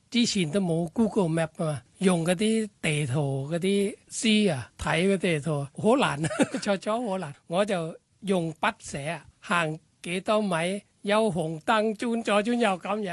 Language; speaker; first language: Cantonese; non-native, learner; Thai